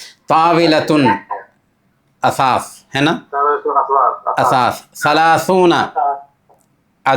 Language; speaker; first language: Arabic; non-native, fluent; Urdu